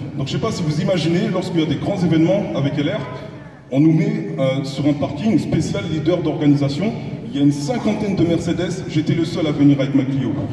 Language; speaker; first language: French; native; French